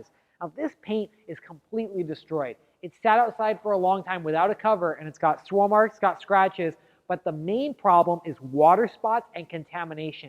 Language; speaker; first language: English; native; English